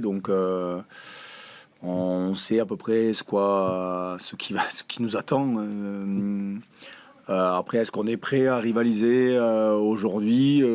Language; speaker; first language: French; native; French